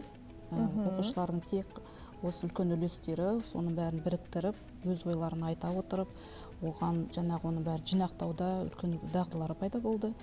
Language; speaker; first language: Kazakh; native; Kazakh